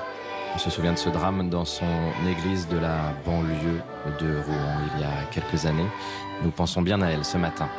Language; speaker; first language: French; native; French